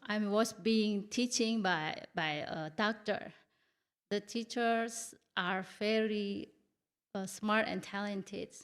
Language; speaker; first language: English; non-native, learner; Indonesian